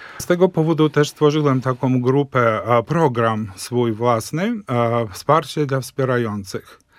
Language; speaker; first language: Polish; early bilingual, heritage; Polish